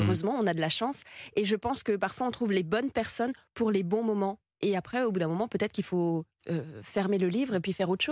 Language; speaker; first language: French; native; French